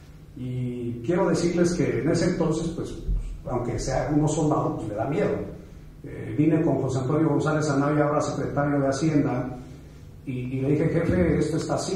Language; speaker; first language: Spanish; native; Spanish